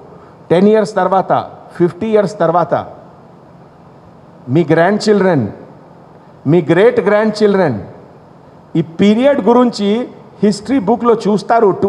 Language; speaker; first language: Telugu; non-native, fluent; Hindi